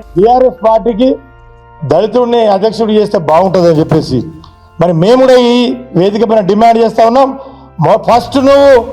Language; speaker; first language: Telugu; non-native, local second language; Lambadi